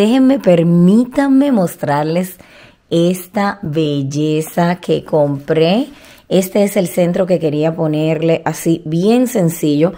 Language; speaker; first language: Spanish; native; Spanish